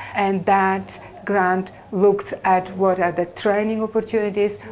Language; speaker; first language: English; non-native, fluent; Bulgarian